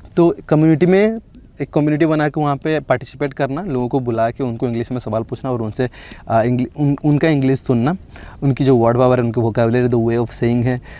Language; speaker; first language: Hindi; non-native, local second language; Odia